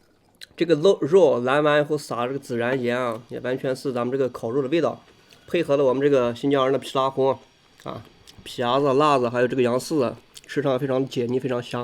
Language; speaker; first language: Chinese; native; Chinese